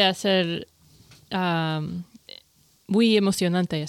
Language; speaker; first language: Spanish; non-native, learner; English